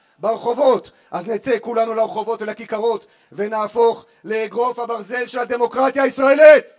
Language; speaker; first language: Hebrew; native; Hebrew